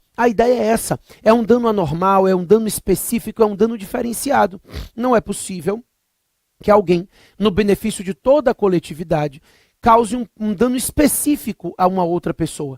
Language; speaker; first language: Portuguese; native; Portuguese